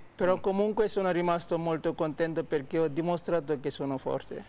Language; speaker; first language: Italian; non-native, fluent; Wolof